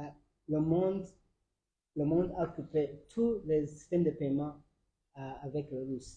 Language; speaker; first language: French; non-native, learner; Arabic